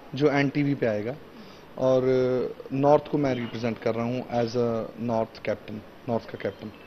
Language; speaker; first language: Hindi; native; Hindi